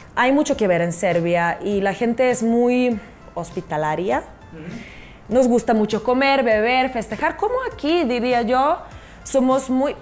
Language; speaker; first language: Spanish; non-native, fluent; Serbian